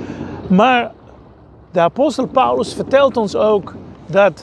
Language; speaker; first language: Dutch; non-native, fluent; Hebrew